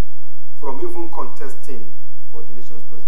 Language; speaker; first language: English; non-native, local second language; Yoruba